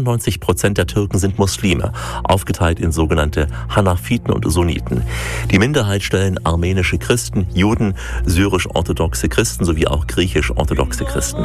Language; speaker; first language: German; native; German